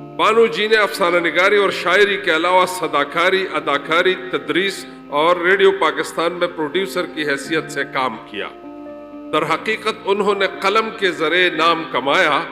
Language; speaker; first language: Urdu; non-native, local second language; Pashto